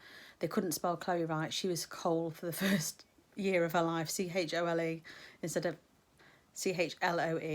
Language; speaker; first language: English; native; English